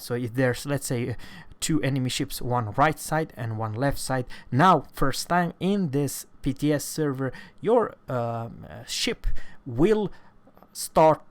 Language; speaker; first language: English; non-native, fluent; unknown